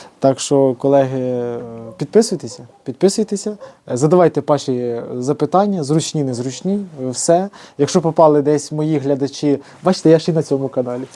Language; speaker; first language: Ukrainian; native; Ukrainian